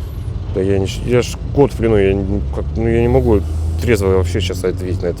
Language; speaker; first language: Russian; native; Russian